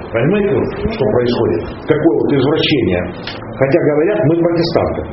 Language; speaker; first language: Russian; native; Russian